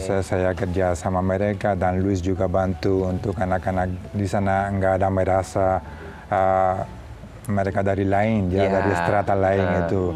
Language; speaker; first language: Indonesian; non-native, learner; Spanish